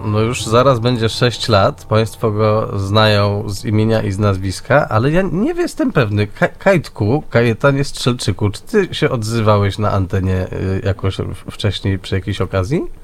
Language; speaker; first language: Polish; native; Polish